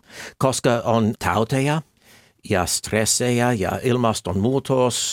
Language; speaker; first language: Finnish; non-native, fluent; English